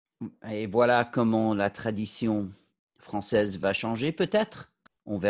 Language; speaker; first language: French; non-native, fluent; English